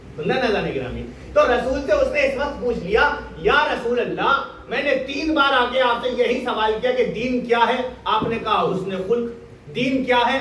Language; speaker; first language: Urdu; native; Urdu